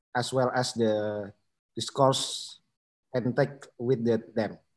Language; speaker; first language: English; non-native, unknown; Indonesian